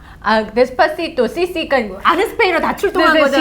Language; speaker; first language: Korean; native; Korean